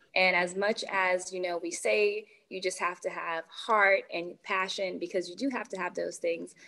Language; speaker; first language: English; native; English